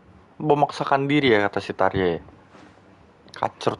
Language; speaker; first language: Indonesian; native; Indonesian